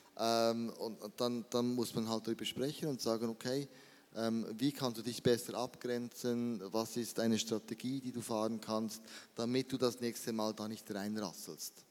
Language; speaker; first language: German; native; German